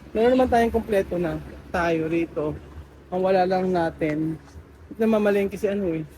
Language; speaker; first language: Filipino; native; Filipino